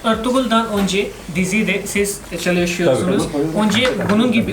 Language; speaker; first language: Turkish; non-native, learner; Urdu